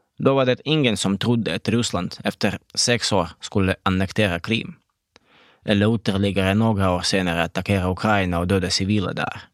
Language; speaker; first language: Swedish; non-native, fluent; Russian